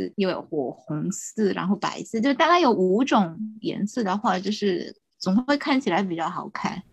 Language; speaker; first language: Chinese; non-native, fluent; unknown